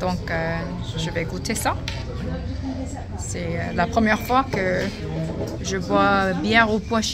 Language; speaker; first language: French; non-native, learner; Korean